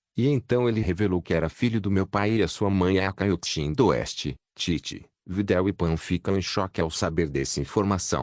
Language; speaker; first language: Portuguese; native; Portuguese